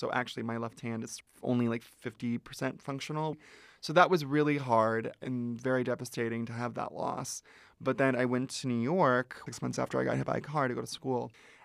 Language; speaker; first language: English; native; English